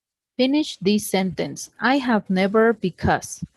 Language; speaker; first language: English; non-native, fluent; Spanish